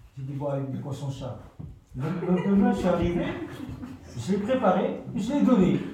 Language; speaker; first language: French; non-native, fluent; Soninke